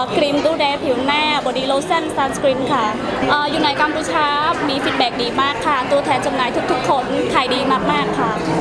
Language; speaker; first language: Thai; non-native, fluent; Khmer